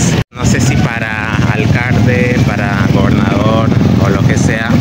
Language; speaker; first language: Spanish; non-native, fluent; Portuguese